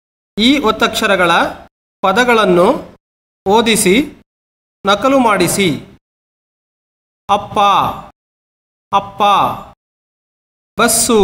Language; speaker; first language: Kannada; native; Kannada